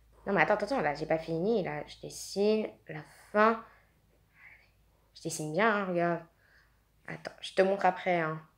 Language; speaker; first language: French; native; French